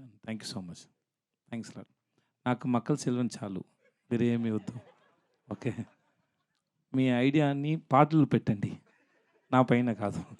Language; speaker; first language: Telugu; non-native, learner; Tamil